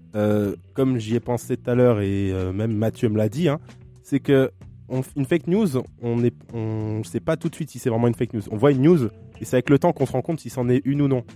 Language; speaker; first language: French; native; French